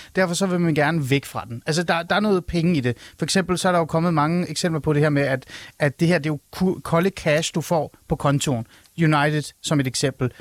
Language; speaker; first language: Danish; early bilingual, other home language; Persian